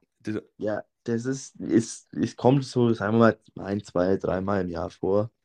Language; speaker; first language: German; native; German